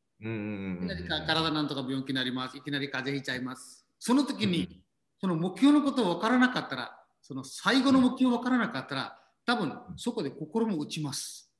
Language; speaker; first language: Japanese; non-native, learner; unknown